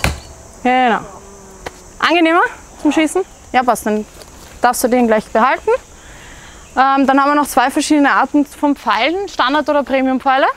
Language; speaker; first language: German; native; German